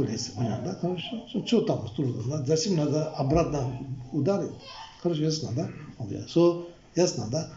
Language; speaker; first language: Russian; non-native, learner; Tibetan